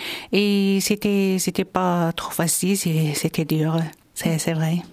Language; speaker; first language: French; non-native, local second language; Arabic